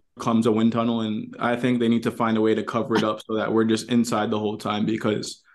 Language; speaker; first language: English; native; English